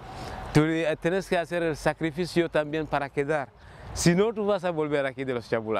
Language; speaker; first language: Spanish; non-native, learner; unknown